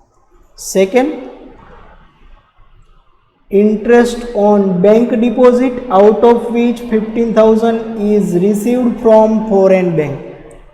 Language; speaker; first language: English; non-native, local second language; Gujarati